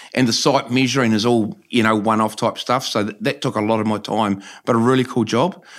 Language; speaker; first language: English; native; English